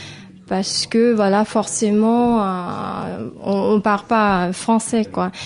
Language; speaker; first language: French; non-native, fluent; Filipino